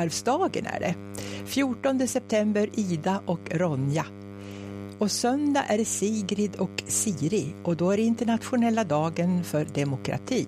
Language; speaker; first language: Swedish; native; Swedish